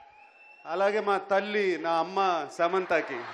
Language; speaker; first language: Telugu; native; Telugu